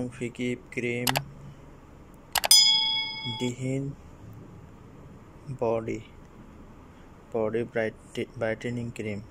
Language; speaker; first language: Arabic; non-native, learner; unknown